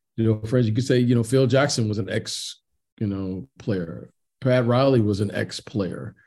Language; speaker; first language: English; native; English